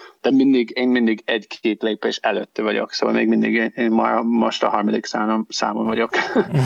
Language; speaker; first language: Hungarian; non-native, learner; English